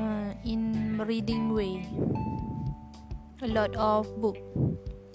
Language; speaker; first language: English; non-native, learner; Malay